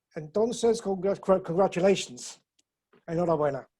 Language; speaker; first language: Spanish; non-native, fluent; English